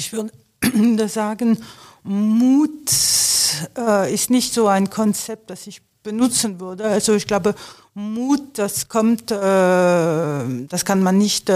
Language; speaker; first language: German; non-native, fluent; French